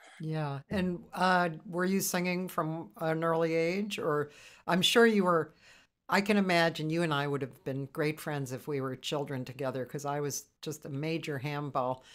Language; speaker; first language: English; native; English